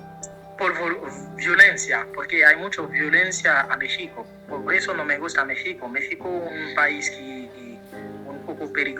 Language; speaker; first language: Spanish; non-native, learner; Haitian Creole